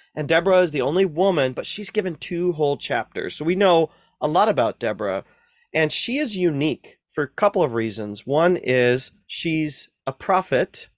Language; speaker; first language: English; native; English